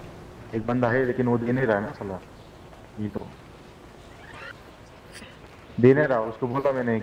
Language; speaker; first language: Hindi; native; Hindi